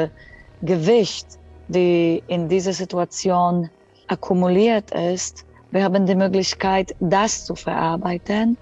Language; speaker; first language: German; non-native, fluent; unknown